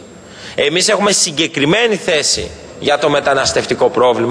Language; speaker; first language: Greek; native; Greek